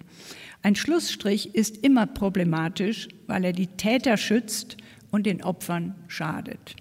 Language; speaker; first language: German; native; German